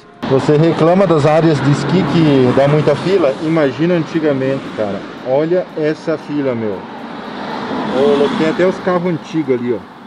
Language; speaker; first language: Portuguese; native; Portuguese